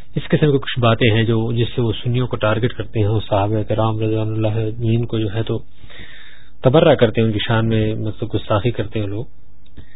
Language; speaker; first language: Urdu; non-native, local second language; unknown